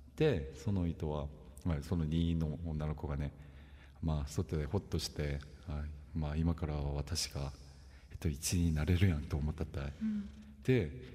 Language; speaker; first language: Japanese; non-native, fluent; Korean